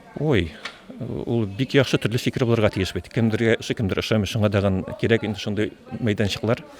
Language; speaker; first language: Tatar; non-native, local second language; Russian